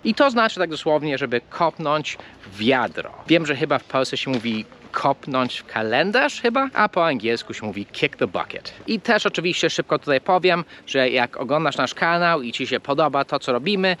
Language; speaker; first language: Polish; non-native, fluent; English